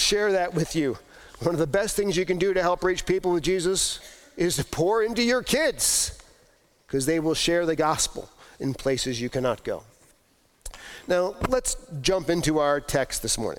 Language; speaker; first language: English; native; English